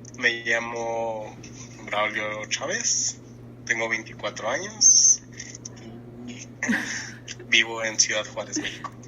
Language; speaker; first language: Spanish; native; Spanish